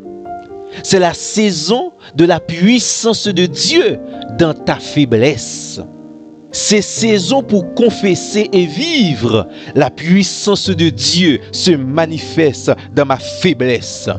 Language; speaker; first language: French; non-native, local second language; Haitian Creole